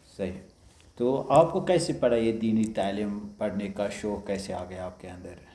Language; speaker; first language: Urdu; non-native, local second language; Kashmiri